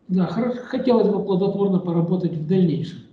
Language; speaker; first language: Russian; native; Russian